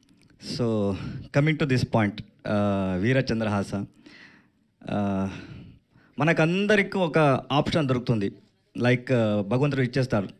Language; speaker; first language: Telugu; non-native, learner; Kannada